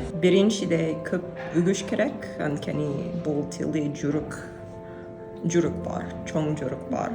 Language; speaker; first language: Kyrgyz; non-native, learner; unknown